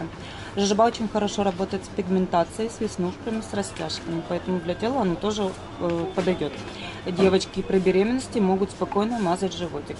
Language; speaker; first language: Russian; native; Russian